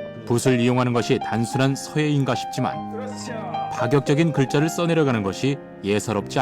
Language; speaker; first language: Korean; native; Korean